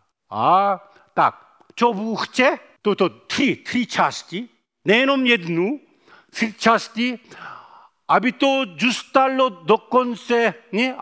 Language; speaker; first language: Czech; non-native, fluent; Korean